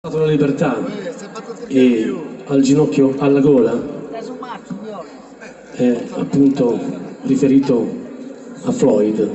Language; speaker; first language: Italian; native; Italian